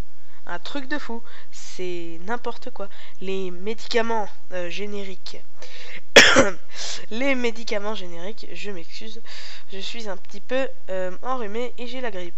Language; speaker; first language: French; native; French